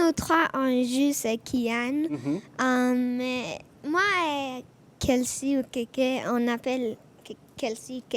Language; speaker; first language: French; non-native, learner; English